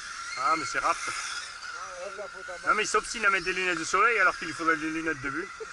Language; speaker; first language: French; native; French